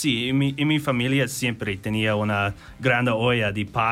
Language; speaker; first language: Spanish; non-native, learner; English